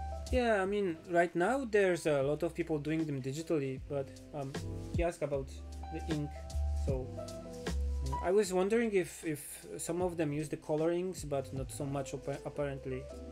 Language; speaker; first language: English; non-native, fluent; Polish